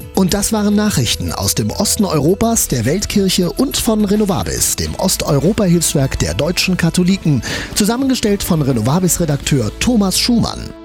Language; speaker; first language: German; native; German